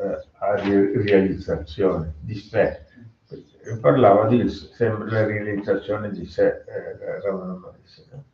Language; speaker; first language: Italian; non-native, fluent; Tamil